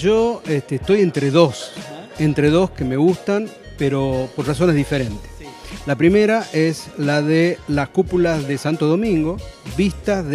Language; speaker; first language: Spanish; native; Spanish